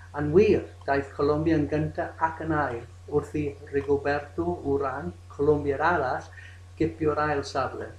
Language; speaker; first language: Welsh; non-native, local second language; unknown